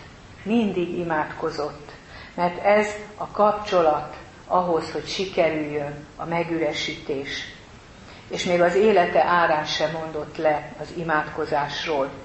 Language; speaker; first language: Hungarian; native; Hungarian